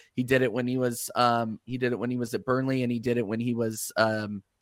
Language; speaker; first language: English; native; English